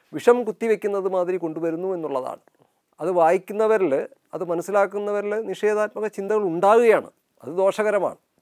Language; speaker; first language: Malayalam; native; Malayalam